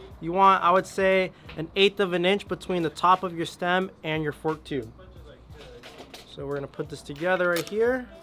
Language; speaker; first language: English; native; English